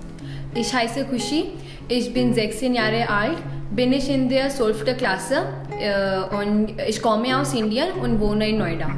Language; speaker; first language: German; non-native, learner; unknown